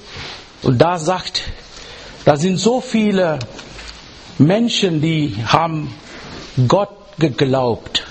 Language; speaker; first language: German; non-native, learner; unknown